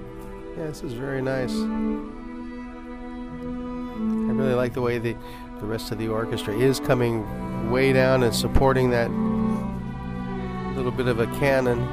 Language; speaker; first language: English; native; English